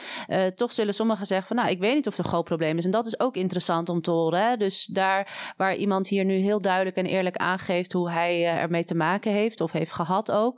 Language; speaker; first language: Dutch; native; Dutch